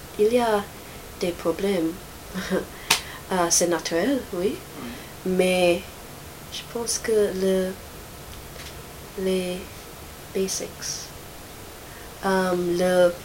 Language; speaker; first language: French; non-native, learner; English